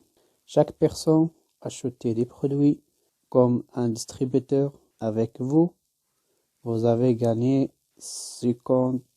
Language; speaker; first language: French; non-native, learner; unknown